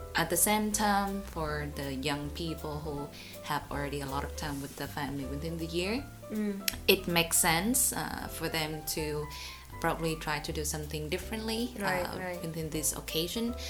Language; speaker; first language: English; non-native, fluent; Vietnamese